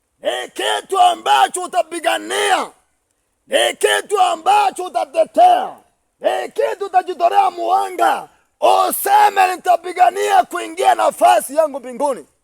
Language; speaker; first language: Swahili; non-native, local second language; Meru